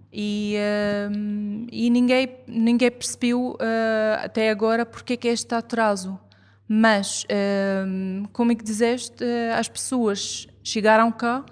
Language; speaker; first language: Portuguese; non-native, fluent; Arabic